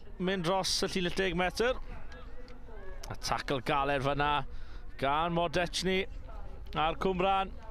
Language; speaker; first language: Welsh; native; Welsh